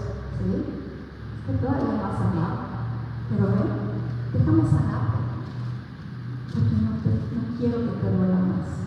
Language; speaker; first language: Spanish; native; Spanish